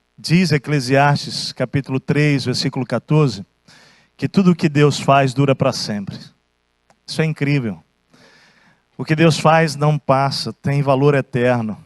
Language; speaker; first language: Portuguese; native; Portuguese